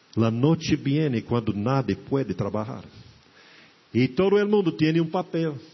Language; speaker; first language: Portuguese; non-native, fluent; English